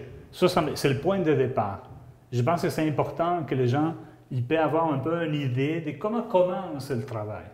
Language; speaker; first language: French; non-native, fluent; Spanish